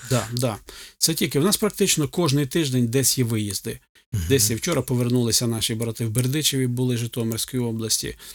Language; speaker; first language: Ukrainian; native; Ukrainian